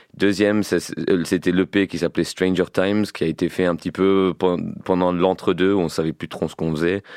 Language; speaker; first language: French; early bilingual, heritage; French